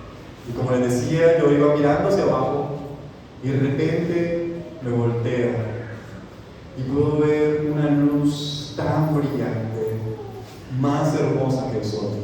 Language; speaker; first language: Spanish; native; Spanish